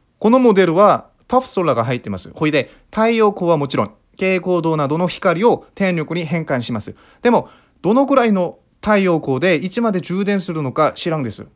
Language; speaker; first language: Japanese; non-native, fluent; Korean